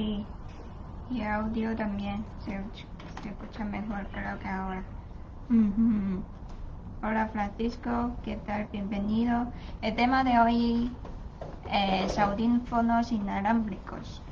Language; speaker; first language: Spanish; non-native, learner; Chinese